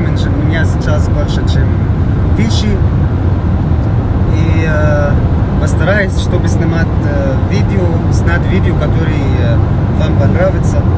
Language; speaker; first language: Russian; non-native, learner; Arabic